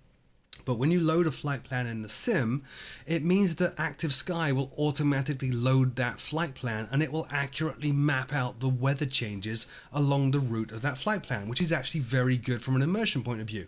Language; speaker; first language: English; native; English